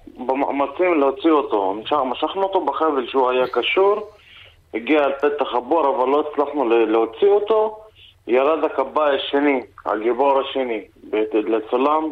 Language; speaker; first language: Hebrew; non-native, local second language; Arabic